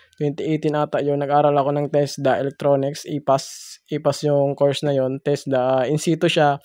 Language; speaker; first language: Filipino; non-native, local second language; Masbatenyo